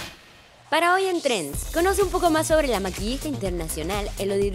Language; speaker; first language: Spanish; native; Spanish